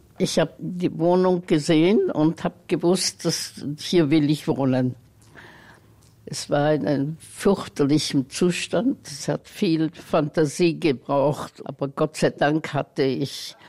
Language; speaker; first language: German; native; German